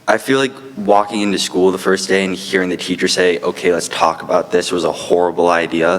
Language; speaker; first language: English; native; English